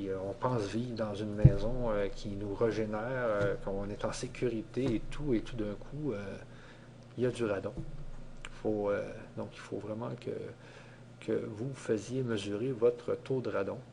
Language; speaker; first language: French; native; French